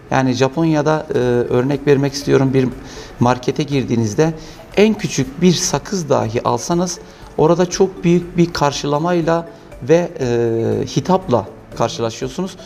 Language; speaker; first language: Turkish; native; Turkish